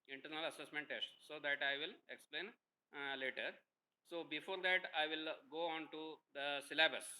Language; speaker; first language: English; non-native, local second language; Kannada